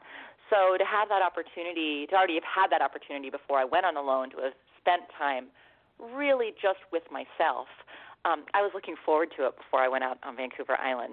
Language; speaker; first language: English; native; English